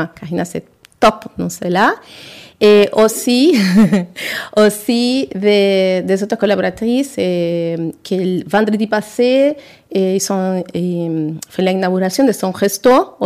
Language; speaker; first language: French; non-native, learner; Spanish